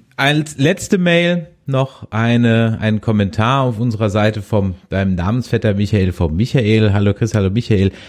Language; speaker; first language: German; native; German